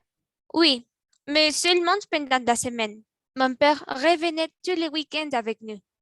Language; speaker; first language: French; non-native, learner; Spanish